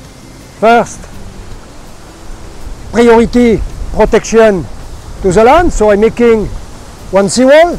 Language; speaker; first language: English; non-native, learner; French